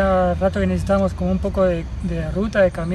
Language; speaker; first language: Spanish; native; Spanish